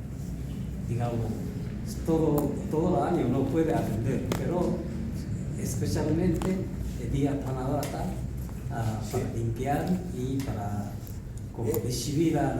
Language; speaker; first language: Spanish; non-native, learner; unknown